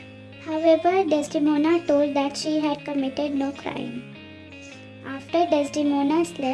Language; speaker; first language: English; non-native, local second language; Hindi